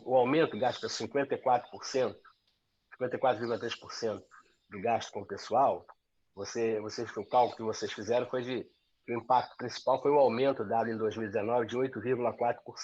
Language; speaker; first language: Portuguese; native; Portuguese